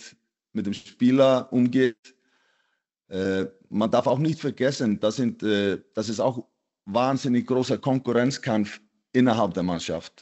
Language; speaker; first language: German; non-native, fluent; Icelandic